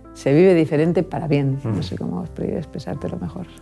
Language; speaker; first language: Spanish; native; Spanish